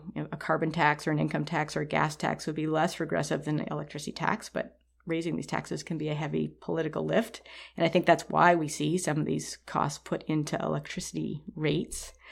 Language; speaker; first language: English; native; English